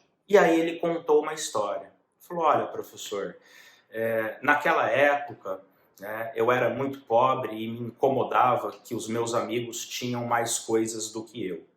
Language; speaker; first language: Portuguese; native; Portuguese